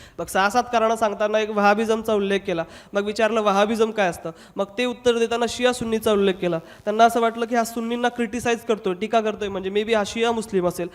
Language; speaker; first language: Marathi; non-native, local second language; Hindi